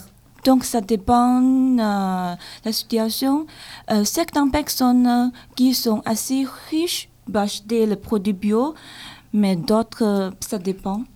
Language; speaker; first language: French; non-native, learner; Chinese